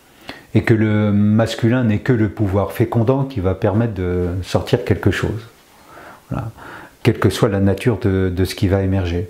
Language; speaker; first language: French; native; French